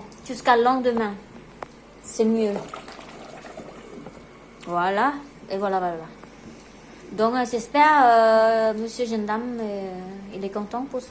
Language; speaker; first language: French; non-native, local second language; Khmer